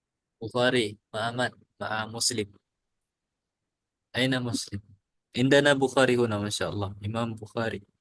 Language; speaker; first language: Arabic; non-native, fluent; Indonesian